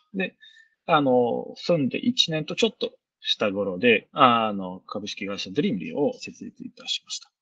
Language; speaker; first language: Japanese; non-native, fluent; Swedish